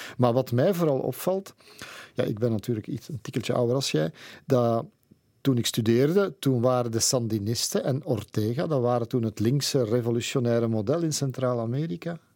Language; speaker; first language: Dutch; native; Dutch